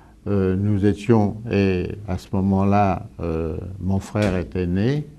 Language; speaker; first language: French; early bilingual, other home language; Italian